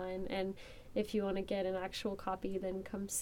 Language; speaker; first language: English; native; English